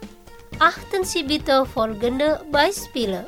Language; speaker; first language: German; non-native, learner; Indonesian